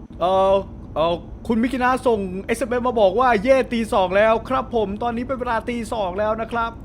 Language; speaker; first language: Thai; native; Thai